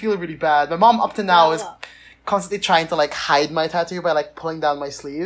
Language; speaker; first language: English; non-native, local second language; Filipino